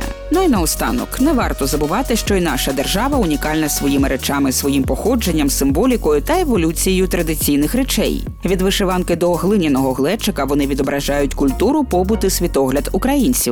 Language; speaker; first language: Ukrainian; native; Ukrainian